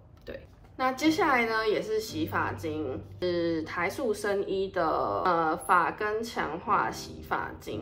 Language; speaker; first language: Chinese; native; Chinese